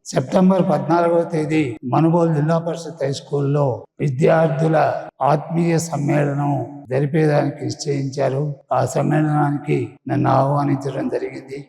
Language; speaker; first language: Telugu; non-native, local second language; Tamil